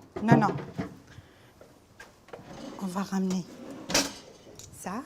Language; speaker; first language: French; non-native, local second language; Arabic